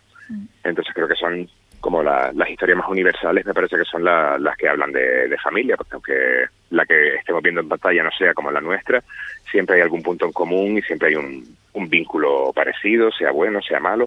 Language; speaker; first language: Spanish; native; Spanish